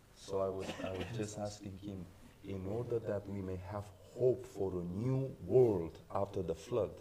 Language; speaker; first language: English; non-native, fluent; Romanian